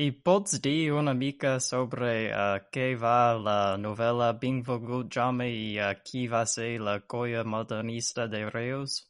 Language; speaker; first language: Catalan; non-native, learner; English